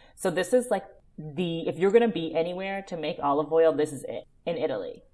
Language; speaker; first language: English; native; English